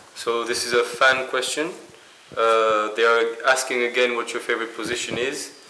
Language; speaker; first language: English; non-native, fluent; French